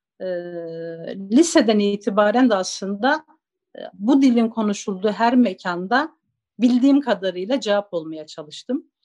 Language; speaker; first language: Turkish; non-native, local second language; Zaza